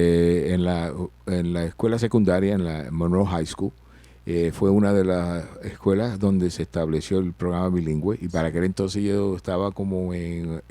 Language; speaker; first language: Spanish; early bilingual, heritage; Spanish